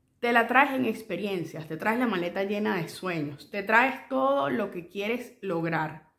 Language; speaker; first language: Spanish; native; Spanish